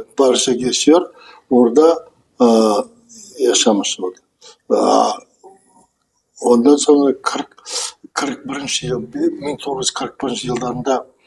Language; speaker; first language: Turkish; non-native, learner; Kazakh